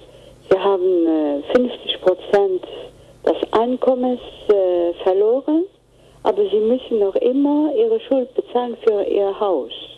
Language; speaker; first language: German; non-native, fluent; Greek